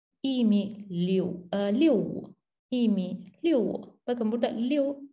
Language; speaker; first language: Chinese; non-native, learner; Turkish